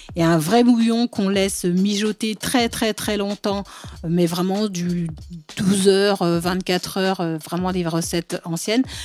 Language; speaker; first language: French; early bilingual, other home language; Bambara